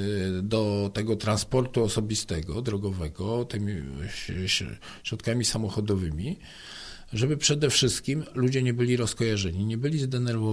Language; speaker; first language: Polish; native; Polish